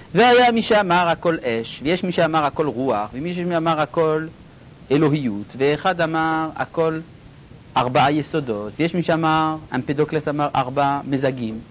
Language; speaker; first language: Hebrew; non-native, fluent; French